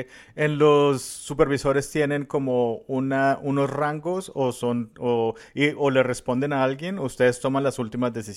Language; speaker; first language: Spanish; native; Spanish